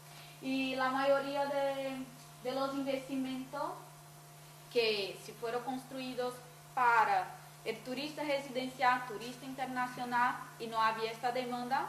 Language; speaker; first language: Spanish; non-native, fluent; Portuguese